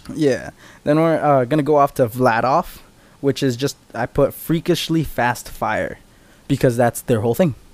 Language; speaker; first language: English; early bilingual, other home language; Spanish